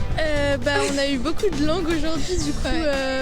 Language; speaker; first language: French; native; French